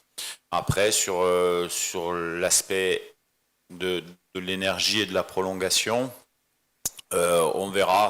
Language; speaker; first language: French; native; French